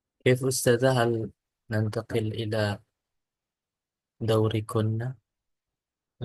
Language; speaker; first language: Arabic; non-native, fluent; Indonesian